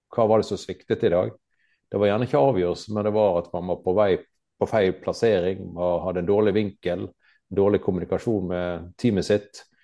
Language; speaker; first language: Norwegian; native; Norwegian